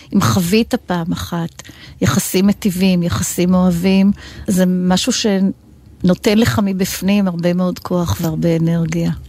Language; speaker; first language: Hebrew; native; Hebrew